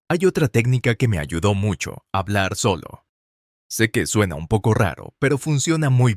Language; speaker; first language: Spanish; non-native, fluent; English